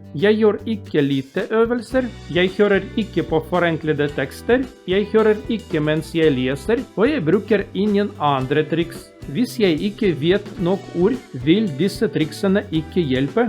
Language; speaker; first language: Norwegian; non-native, learner; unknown